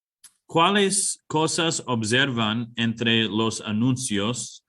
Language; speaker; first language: Spanish; non-native, fluent; English